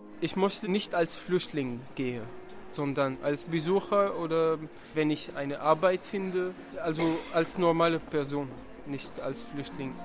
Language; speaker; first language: German; non-native, learner; Arabic